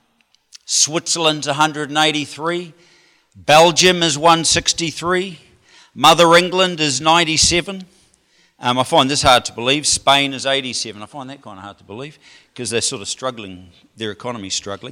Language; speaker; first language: English; native; English